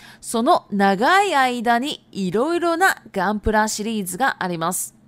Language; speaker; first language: Japanese; non-native, fluent; Chinese